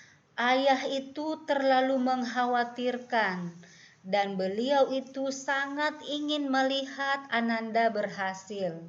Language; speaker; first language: Indonesian; native; Indonesian